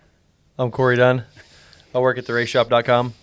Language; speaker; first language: English; native; English